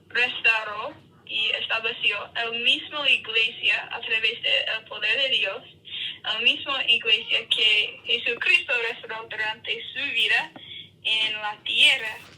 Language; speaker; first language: Spanish; non-native, learner; English